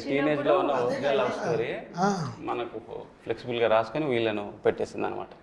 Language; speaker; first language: Telugu; native; Telugu